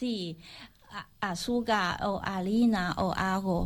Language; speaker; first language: Spanish; non-native, learner; Chinese